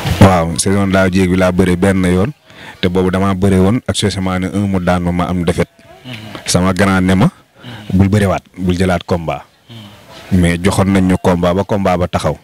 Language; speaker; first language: Wolof; non-native, local second language; Fula